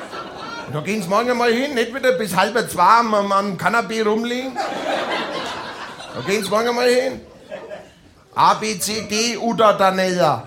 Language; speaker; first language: German; native; German